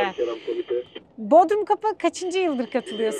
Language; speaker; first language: Turkish; native; Turkish